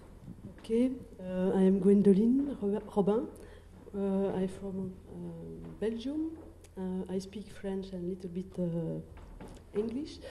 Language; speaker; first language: English; non-native, learner; French